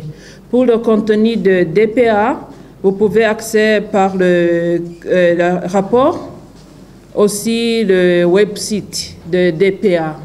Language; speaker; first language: French; non-native, fluent; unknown